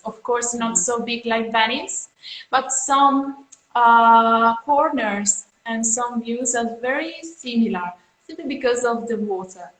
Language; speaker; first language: English; non-native, fluent; Italian